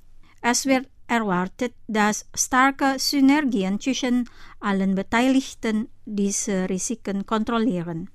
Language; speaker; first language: German; non-native, fluent; Indonesian